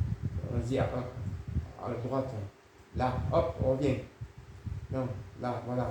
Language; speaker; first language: French; native; French